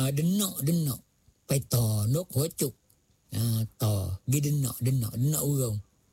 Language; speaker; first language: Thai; non-native, local second language; Malay